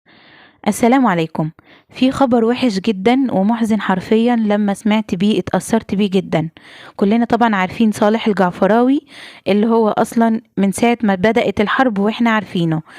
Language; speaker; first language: Arabic; native; Arabic